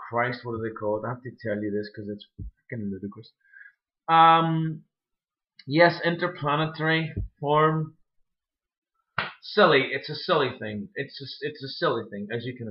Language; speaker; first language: English; native; English